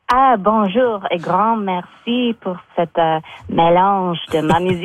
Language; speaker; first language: French; non-native, local second language; English